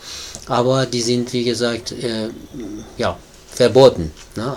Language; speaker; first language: German; non-native, fluent; Persian